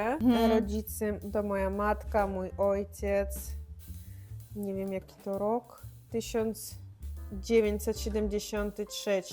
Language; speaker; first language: Polish; non-native, fluent; Russian